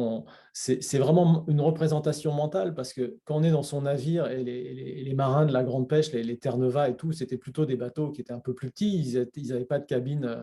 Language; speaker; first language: French; native; French